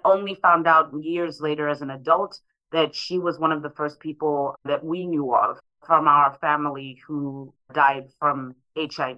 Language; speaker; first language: English; non-native, local second language; Shona